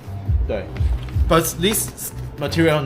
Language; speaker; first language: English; non-native, learner; Chinese